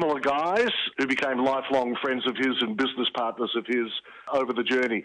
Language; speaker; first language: English; early bilingual, other home language; Greek